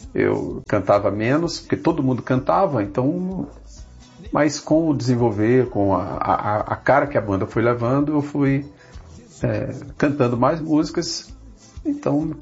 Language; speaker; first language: Portuguese; native; Portuguese